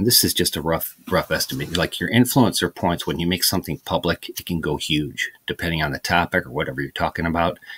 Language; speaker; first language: English; native; English